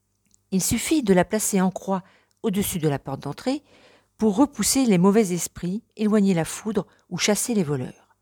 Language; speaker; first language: French; native; French